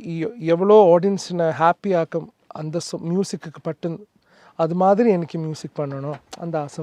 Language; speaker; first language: Tamil; non-native, learner; Malayalam